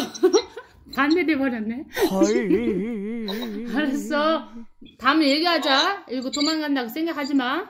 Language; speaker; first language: Korean; non-native, fluent; Uzbek